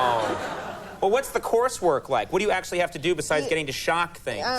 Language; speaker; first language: English; native; English